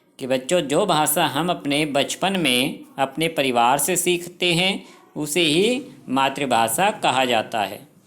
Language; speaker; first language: Hindi; native; Hindi